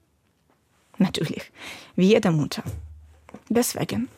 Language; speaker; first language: German; non-native, learner; Ukrainian